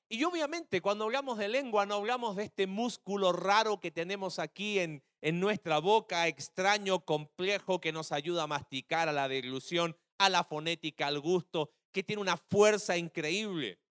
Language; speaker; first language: Spanish; native; Spanish